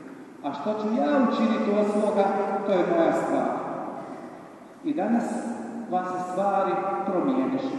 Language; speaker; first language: Serbian; native; Serbian